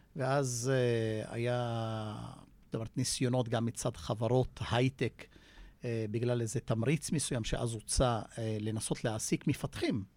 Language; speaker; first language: Hebrew; non-native, local second language; Arabic